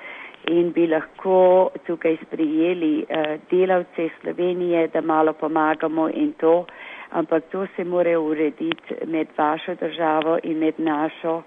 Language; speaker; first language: Slovenian; early bilingual, heritage; Slovenian